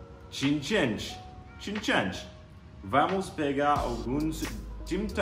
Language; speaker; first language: Portuguese; non-native, learner; English